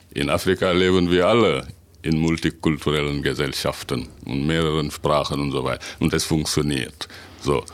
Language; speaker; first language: German; non-native, fluent; Wolof